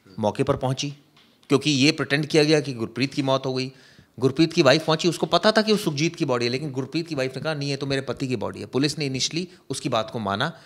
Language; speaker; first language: Hindi; native; Hindi